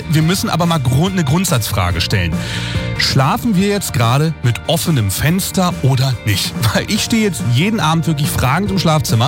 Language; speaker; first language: German; native; German